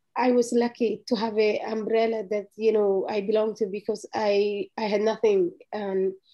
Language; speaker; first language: English; non-native, fluent; Somali